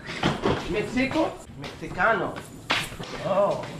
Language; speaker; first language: English; non-native, learner; Arabic